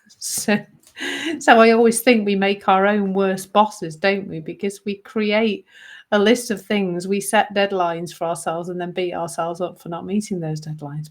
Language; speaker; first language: English; native; English